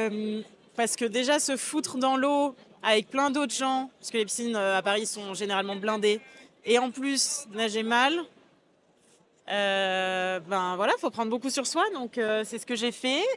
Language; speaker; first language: French; native; French